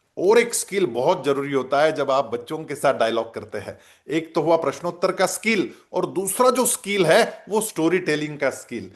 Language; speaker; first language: Hindi; non-native, local second language; Marathi